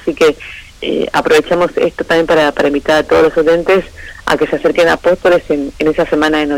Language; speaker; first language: Spanish; native; Spanish